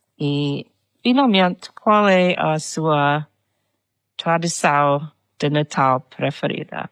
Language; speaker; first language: Portuguese; non-native, learner; English